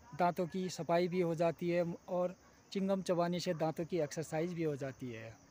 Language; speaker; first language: Hindi; native; Hindi